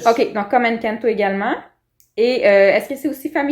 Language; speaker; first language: French; native; French